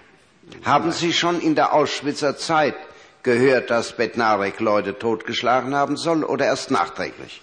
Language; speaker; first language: German; native; German